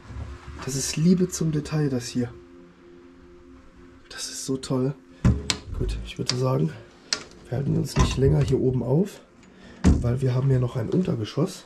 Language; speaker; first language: German; native; German